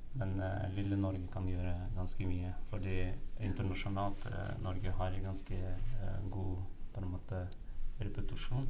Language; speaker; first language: Norwegian; non-native, fluent; Uyghur